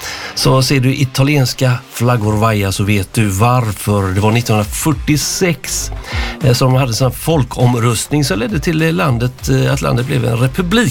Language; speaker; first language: Swedish; native; Swedish